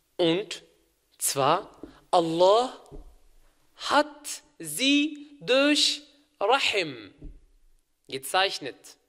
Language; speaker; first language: German; non-native, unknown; Arabic